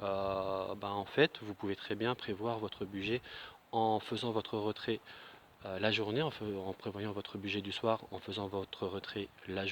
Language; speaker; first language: French; native; French